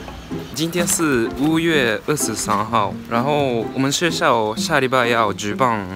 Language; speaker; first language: Chinese; non-native, fluent; Japanese